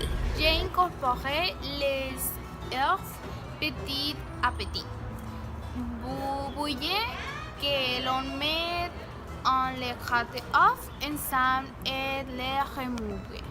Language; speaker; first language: French; non-native, learner; Spanish